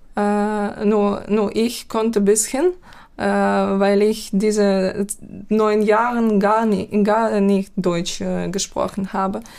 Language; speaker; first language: German; non-native, fluent; Ukrainian